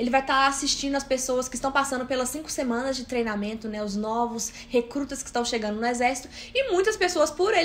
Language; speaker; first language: Portuguese; native; Portuguese